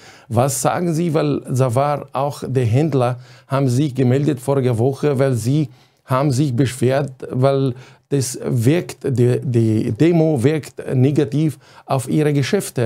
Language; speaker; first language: German; non-native, fluent; Arabic